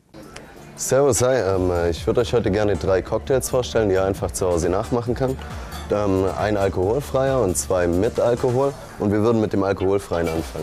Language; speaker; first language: German; native; German